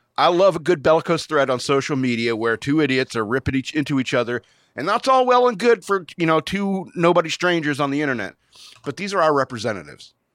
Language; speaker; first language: English; native; English